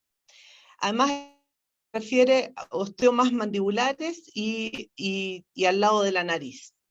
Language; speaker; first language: Spanish; native; Spanish